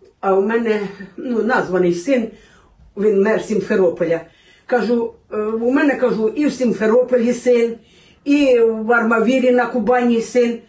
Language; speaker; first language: Ukrainian; native; Ukrainian